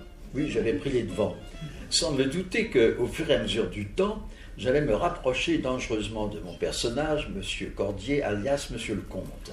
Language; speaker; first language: French; native; French